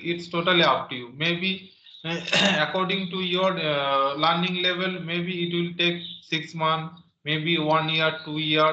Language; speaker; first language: English; non-native, local second language; Santali